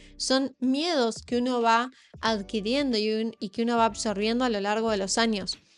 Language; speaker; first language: Spanish; native; Spanish